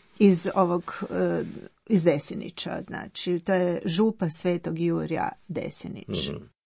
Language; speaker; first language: Croatian; native; Croatian